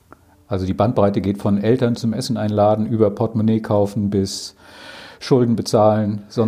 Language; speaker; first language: German; native; German